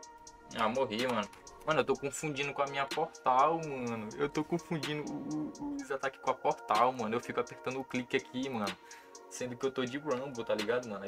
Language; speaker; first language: Portuguese; native; Portuguese